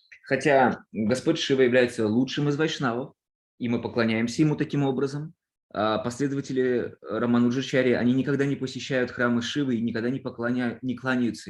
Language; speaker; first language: Russian; native; Russian